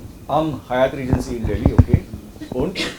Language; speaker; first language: German; non-native, fluent; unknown